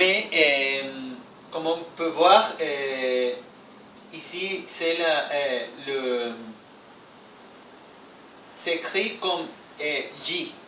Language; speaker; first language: French; non-native, fluent; Spanish